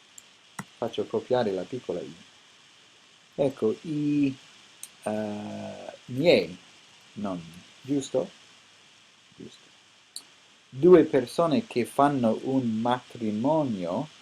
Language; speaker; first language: Italian; non-native, fluent; English